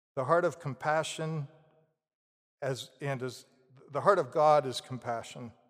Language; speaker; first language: English; native; English